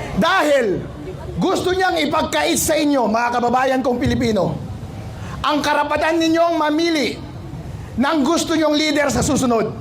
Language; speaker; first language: Filipino; non-native, local second language; Iloko